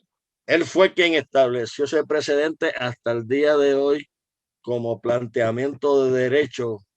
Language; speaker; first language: Spanish; native; Spanish